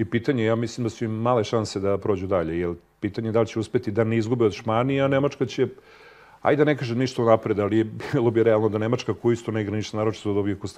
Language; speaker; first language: Serbian; native; Serbian